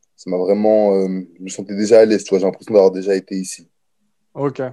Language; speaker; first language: French; native; French